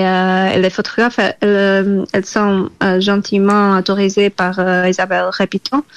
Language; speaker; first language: French; non-native, fluent; Portuguese